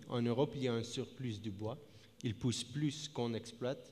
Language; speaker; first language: French; non-native, fluent; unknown